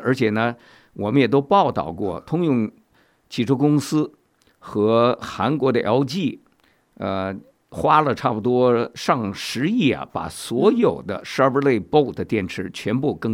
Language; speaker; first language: Chinese; native; Chinese